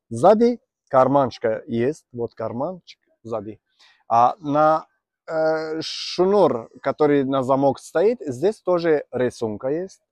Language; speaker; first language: Russian; non-native, learner; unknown